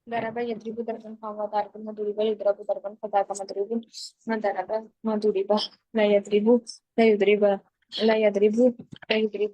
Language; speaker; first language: Arabic; non-native, learner; Urdu